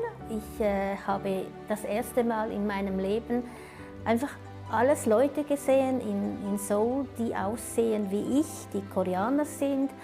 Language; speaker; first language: German; early bilingual, other home language; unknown